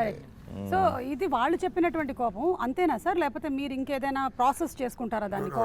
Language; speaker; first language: Telugu; native; Telugu